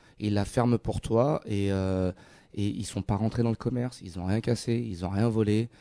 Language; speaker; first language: French; native; French